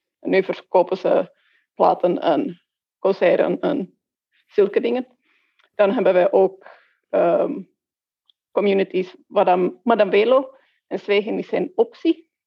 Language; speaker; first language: Dutch; non-native, fluent; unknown